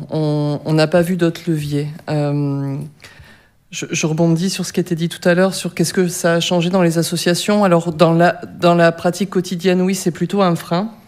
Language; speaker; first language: French; native; French